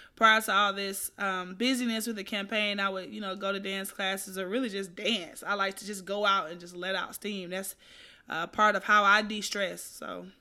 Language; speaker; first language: English; native; English